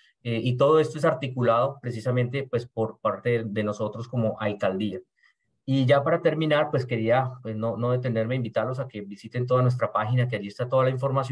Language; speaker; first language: Spanish; native; Spanish